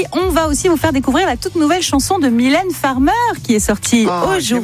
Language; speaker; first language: French; native; French